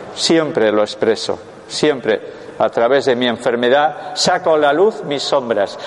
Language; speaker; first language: Spanish; non-native, local second language; Basque